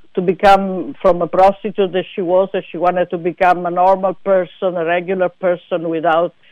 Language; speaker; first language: English; non-native, fluent; Italian